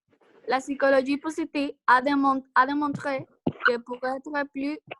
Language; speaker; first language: French; non-native, learner; Spanish